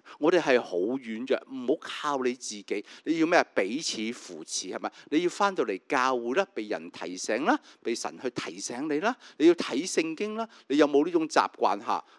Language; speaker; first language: Cantonese; native; Cantonese